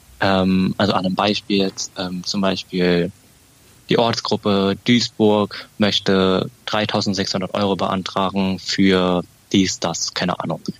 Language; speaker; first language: German; early bilingual, other home language; Vietnamese